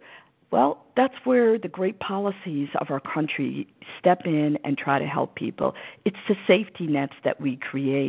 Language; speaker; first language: English; early bilingual, other home language; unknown